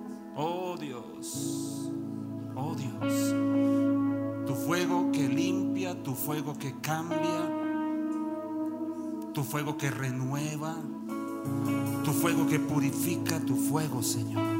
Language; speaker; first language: Spanish; native; Spanish